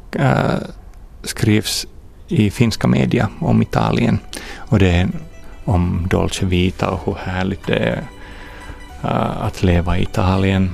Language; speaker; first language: Swedish; non-native, fluent; Finnish